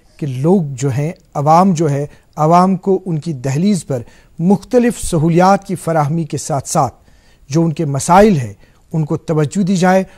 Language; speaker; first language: Hindi; non-native, local second language; Kashmiri